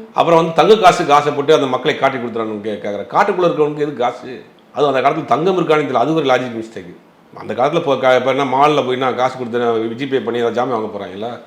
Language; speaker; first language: Tamil; native; Tamil